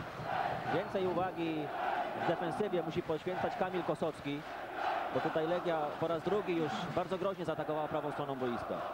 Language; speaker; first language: Polish; native; Polish